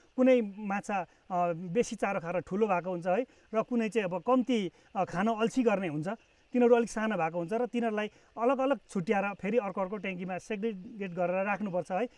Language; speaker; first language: Nepali; native; Nepali